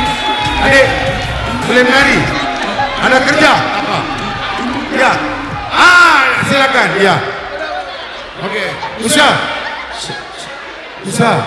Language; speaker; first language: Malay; non-native, local second language; Tamil